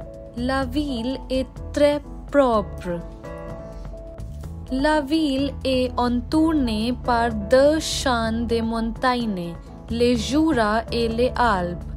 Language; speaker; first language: French; non-native, learner; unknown